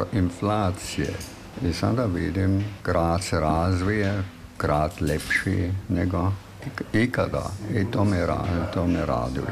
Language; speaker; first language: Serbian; non-native, fluent; German